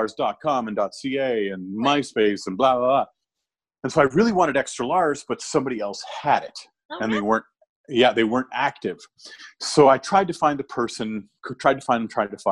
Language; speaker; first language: English; native; English